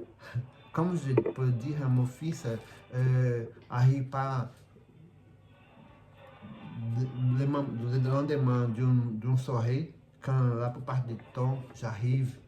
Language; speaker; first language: French; non-native, fluent; Portuguese